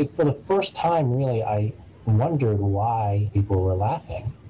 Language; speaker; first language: English; native; English